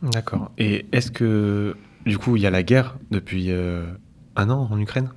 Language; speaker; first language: French; native; French